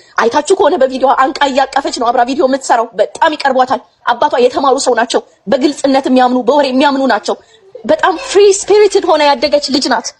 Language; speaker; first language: Amharic; non-native, local second language; Oromo